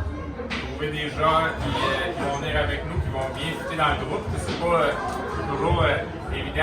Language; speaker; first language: French; native; French